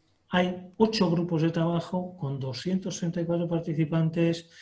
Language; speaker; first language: Spanish; native; Spanish